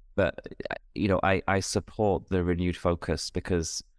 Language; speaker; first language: English; native; English